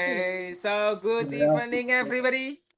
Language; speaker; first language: English; non-native, fluent; Indonesian